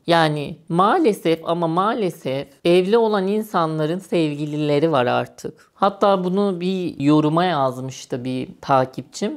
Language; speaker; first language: Turkish; native; Turkish